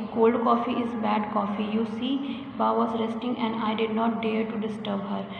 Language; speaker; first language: English; non-native, local second language; Hindi